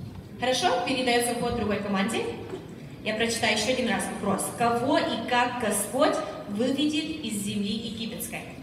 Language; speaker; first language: Russian; early bilingual, heritage; Russian